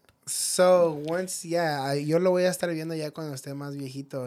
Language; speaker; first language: Spanish; native; Spanish